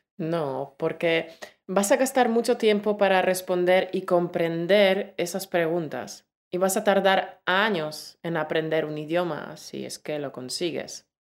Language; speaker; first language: Spanish; native; Spanish